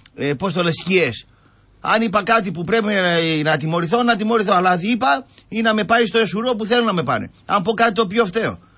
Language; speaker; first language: Greek; native; Greek